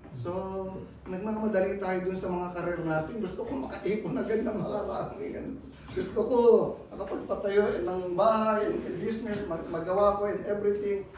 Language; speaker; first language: Filipino; native; Filipino